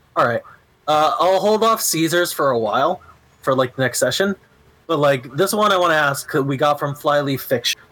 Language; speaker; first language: English; early bilingual, heritage; Spanish